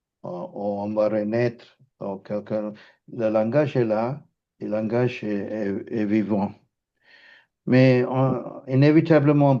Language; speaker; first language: French; non-native, fluent; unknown